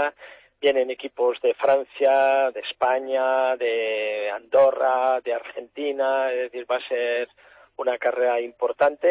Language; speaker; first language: Spanish; native; Spanish